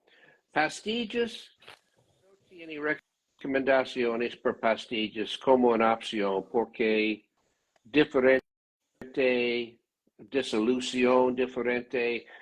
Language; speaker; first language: Spanish; non-native, learner; English